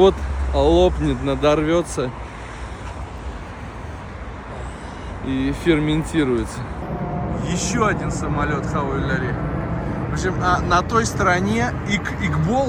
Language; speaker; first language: Russian; native; Russian